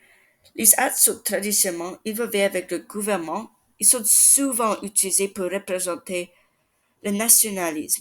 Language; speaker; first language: French; non-native, learner; English